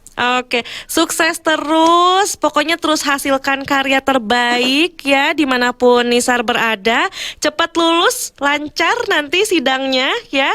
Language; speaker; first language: Indonesian; native; Indonesian